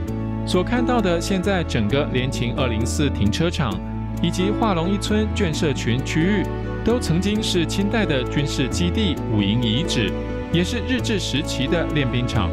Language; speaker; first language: Chinese; native; Chinese